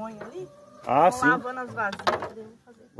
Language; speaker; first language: Portuguese; native; Portuguese